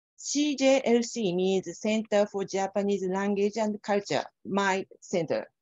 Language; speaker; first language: English; non-native, fluent; Japanese